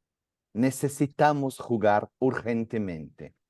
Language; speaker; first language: Spanish; non-native, learner; Portuguese